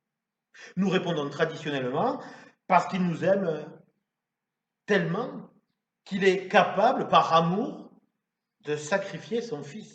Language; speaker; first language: French; native; French